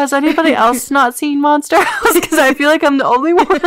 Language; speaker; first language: English; native; English